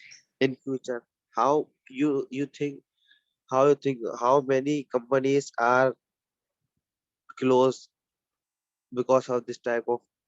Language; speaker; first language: English; non-native, learner; Urdu